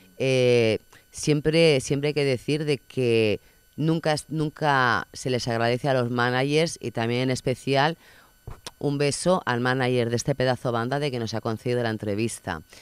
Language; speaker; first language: Spanish; non-native, local second language; Catalan